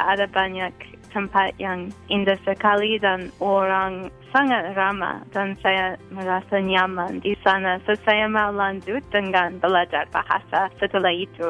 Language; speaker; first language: Indonesian; non-native, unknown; English